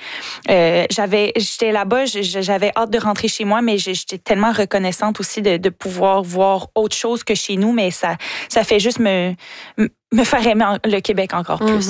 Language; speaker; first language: French; native; French